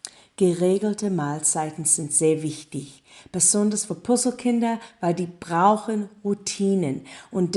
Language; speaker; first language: German; non-native, learner; English